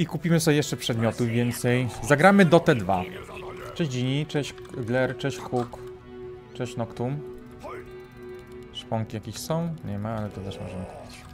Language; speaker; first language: Polish; native; Polish